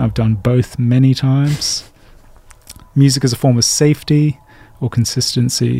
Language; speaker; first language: English; native; English